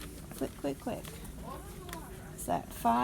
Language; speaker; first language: English; native; English